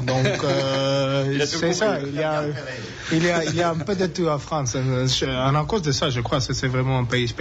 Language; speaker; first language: French; non-native, learner; English